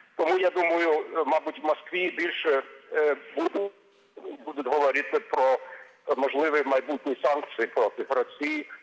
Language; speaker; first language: Ukrainian; non-native, fluent; German